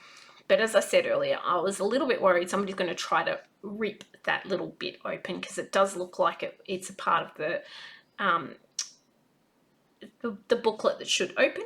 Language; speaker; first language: English; native; English